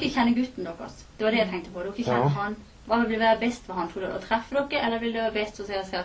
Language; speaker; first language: Norwegian; native; Norwegian